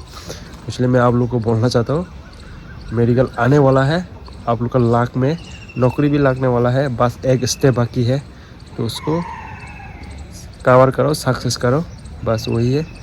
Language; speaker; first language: Hindi; non-native, local second language; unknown